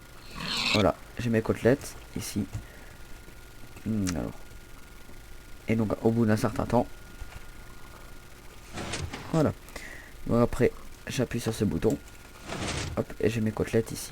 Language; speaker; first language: French; native; French